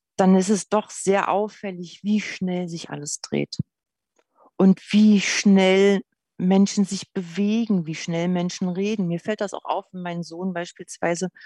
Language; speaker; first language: German; native; German